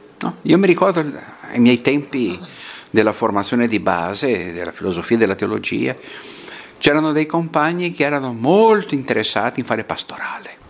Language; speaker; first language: Italian; non-native, fluent; Portuguese